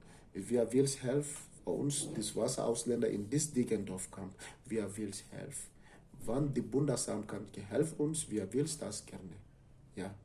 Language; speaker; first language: German; non-native, learner; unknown